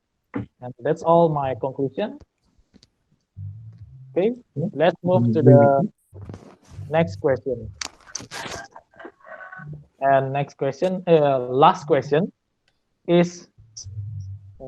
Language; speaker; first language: English; non-native, learner; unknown